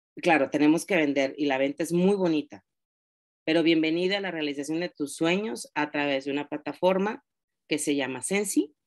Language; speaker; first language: Spanish; native; Spanish